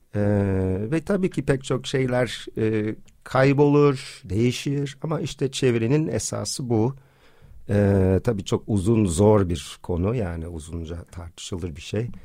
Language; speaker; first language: Turkish; non-native, fluent; English